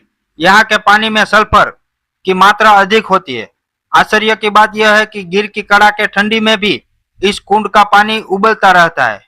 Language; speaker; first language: Hindi; non-native, local second language; Gujarati